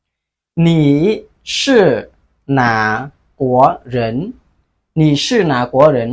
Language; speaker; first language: Chinese; non-native, fluent; Khmer